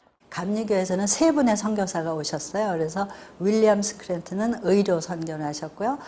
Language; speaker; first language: Korean; native; Korean